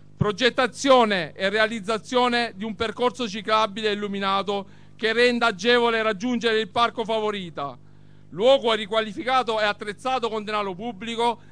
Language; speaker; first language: Italian; native; Italian